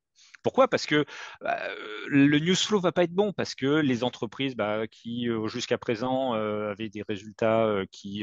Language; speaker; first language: French; native; French